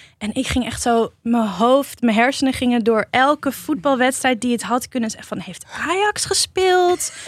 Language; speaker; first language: Dutch; native; Dutch